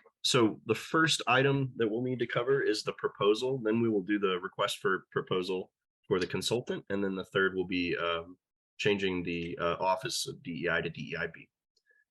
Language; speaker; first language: English; native; English